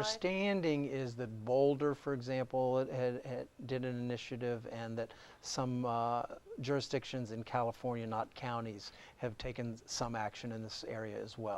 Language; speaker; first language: English; native; English